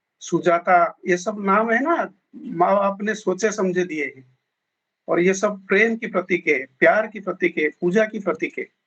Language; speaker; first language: Hindi; native; Hindi